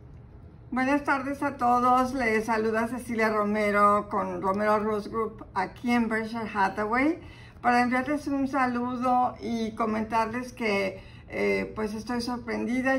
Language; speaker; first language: Spanish; native; Spanish